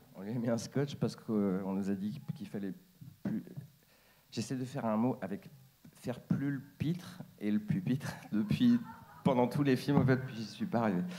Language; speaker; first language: French; native; French